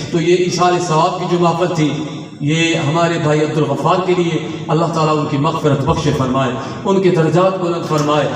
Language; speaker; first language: Urdu; non-native, local second language; Sindhi